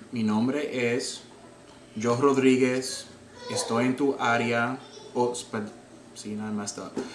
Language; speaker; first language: Spanish; non-native, learner; English